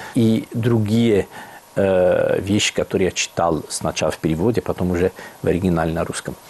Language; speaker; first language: Russian; non-native, fluent; Italian